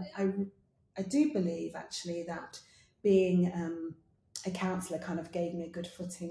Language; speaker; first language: English; native; English